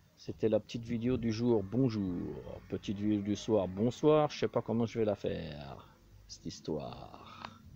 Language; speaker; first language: French; native; French